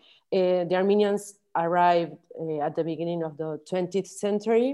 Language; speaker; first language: English; non-native, fluent; Spanish